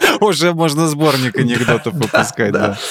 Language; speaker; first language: Russian; native; Russian